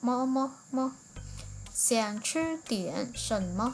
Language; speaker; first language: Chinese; non-native, fluent; Khmer